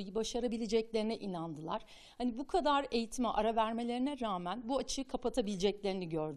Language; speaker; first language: Turkish; native; Turkish